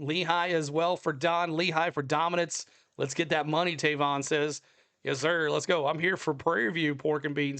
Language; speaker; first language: English; native; English